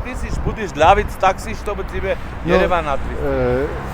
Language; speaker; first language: Russian; non-native, learner; Armenian